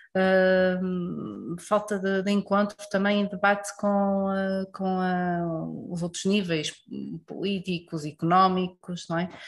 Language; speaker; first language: Portuguese; native; Portuguese